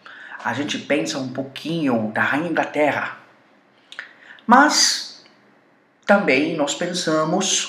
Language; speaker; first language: Portuguese; non-native, fluent; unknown